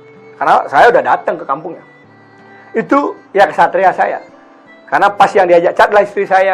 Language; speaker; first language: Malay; non-native, local second language; Balinese